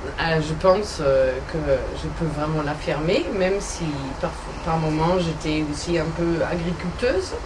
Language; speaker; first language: French; non-native, fluent; German